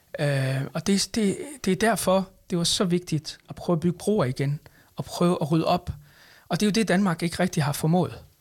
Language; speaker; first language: Danish; early bilingual, other home language; Arabic